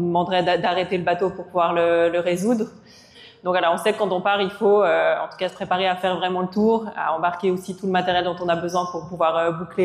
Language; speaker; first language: French; native; French